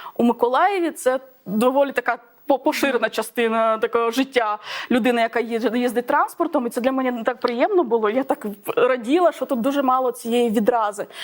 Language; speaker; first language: Ukrainian; non-native, local second language; Russian